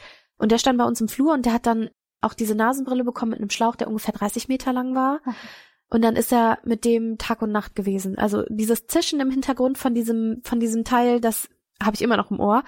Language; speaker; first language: German; native; German